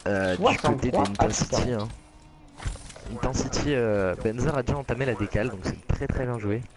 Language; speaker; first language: French; native; French